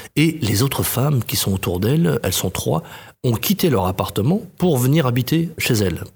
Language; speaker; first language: French; native; French